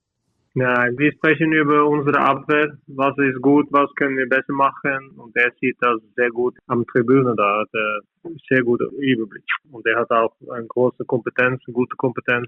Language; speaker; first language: German; non-native, fluent; Norwegian